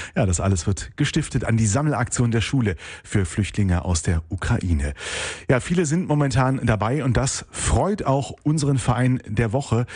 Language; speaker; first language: German; native; German